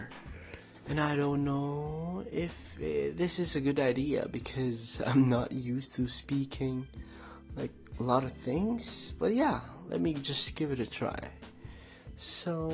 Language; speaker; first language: English; non-native, local second language; Filipino